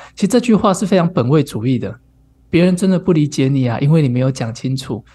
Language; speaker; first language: Chinese; native; Chinese